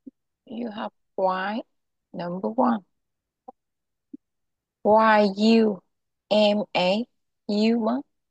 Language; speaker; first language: English; non-native, local second language; Vietnamese